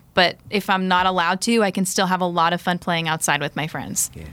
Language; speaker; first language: English; native; English